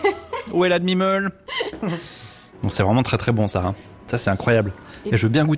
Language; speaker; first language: French; native; French